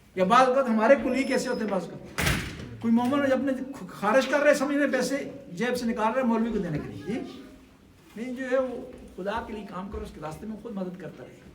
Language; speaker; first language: Urdu; non-native, local second language; Punjabi